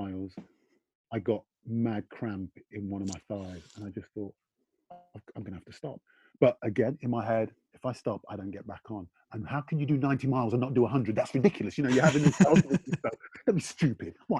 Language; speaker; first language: English; native; English